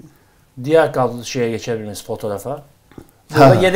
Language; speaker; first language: Turkish; native; Turkish